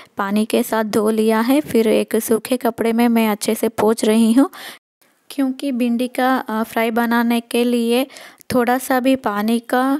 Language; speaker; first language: Hindi; non-native, local second language; Telugu